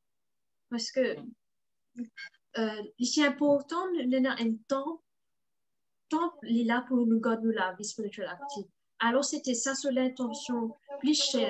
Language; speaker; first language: French; non-native, learner; Morisyen